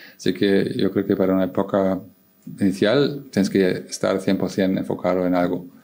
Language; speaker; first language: Spanish; non-native, fluent; German